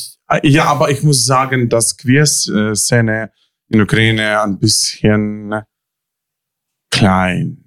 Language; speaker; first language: German; non-native, learner; Ukrainian